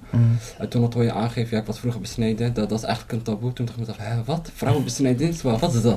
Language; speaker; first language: Dutch; early bilingual, other home language; Somali